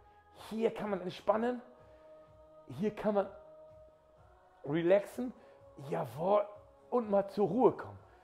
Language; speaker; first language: German; native; German